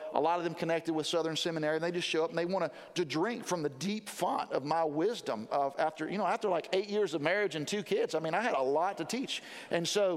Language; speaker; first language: English; native; English